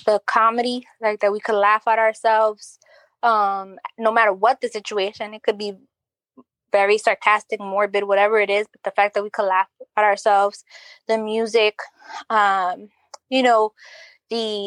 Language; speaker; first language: English; native; English